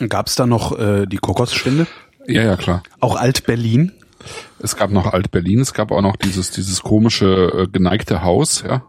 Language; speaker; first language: German; native; German